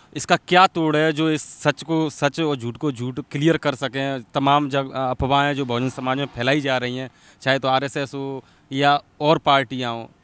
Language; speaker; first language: Hindi; native; Hindi